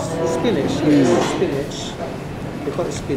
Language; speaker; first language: English; non-native, learner; Indonesian